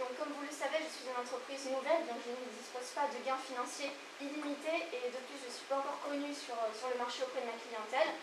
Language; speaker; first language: French; native; French